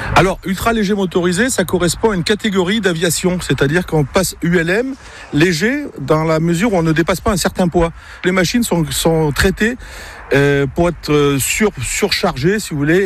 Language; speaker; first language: French; native; French